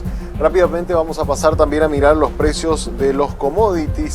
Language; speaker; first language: Spanish; native; Spanish